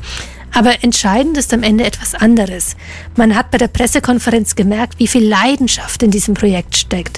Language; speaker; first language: German; native; German